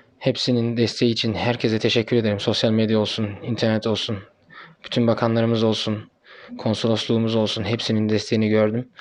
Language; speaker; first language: Turkish; early bilingual, heritage; Turkish